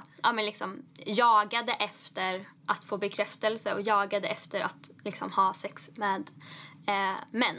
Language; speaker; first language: Swedish; native; Swedish